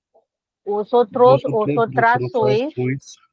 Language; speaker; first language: Spanish; non-native, learner; Hindi